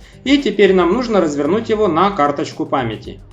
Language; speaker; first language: Russian; native; Russian